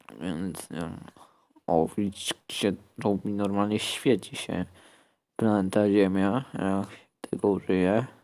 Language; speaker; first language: Polish; native; Polish